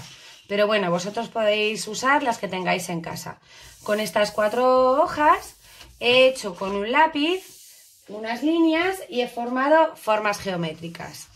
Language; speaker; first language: Spanish; native; Spanish